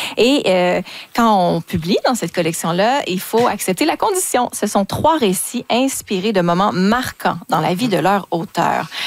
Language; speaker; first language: French; native; French